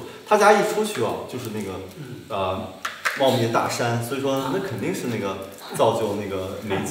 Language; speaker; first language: Chinese; native; Chinese